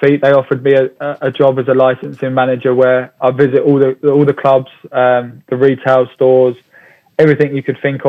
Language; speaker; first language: English; native; English